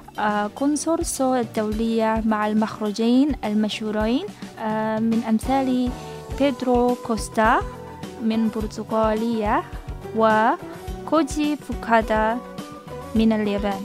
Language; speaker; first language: Arabic; non-native, fluent; Indonesian